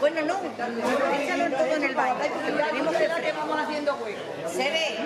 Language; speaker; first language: Spanish; native; Spanish